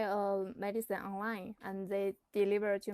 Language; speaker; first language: English; non-native, learner; Chinese